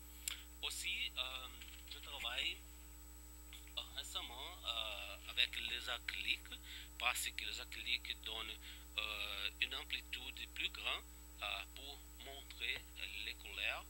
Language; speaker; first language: French; non-native, fluent; Portuguese